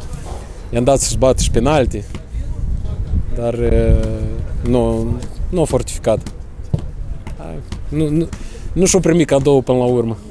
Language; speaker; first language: Romanian; non-native, local second language; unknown